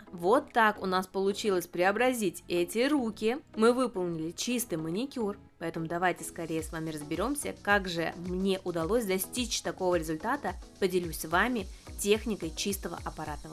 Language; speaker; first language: Russian; native; Russian